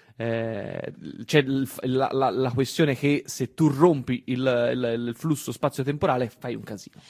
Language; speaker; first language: Italian; native; Italian